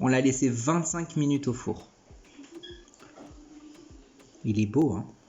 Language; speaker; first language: French; early bilingual, other home language; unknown